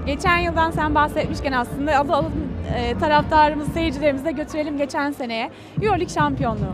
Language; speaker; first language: Turkish; native; Turkish